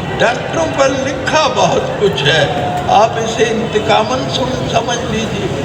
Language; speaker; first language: Urdu; non-native, local second language; Punjabi